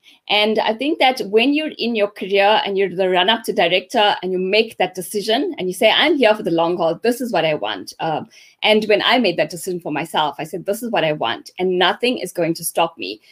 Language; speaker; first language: English; native; English